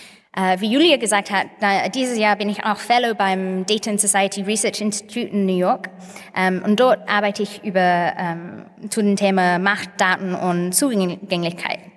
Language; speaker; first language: German; non-native, fluent; English